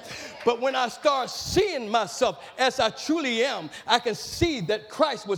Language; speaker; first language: English; native; English